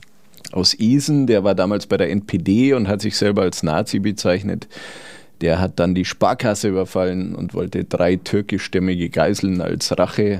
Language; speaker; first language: German; native; German